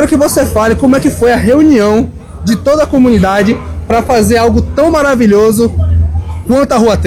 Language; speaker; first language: Portuguese; native; Portuguese